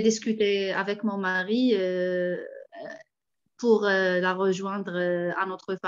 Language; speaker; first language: French; non-native, fluent; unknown